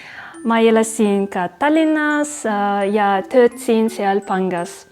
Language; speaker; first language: Estonian; non-native, fluent; Kazakh